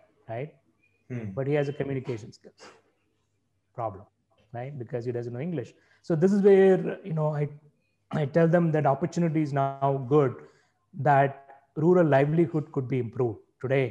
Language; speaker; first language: English; non-native, local second language; Tamil